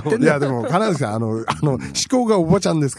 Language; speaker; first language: Japanese; native; Japanese